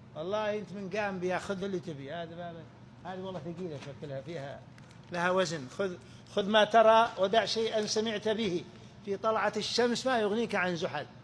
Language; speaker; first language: Arabic; native; Arabic